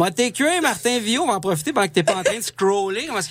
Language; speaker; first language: French; native; French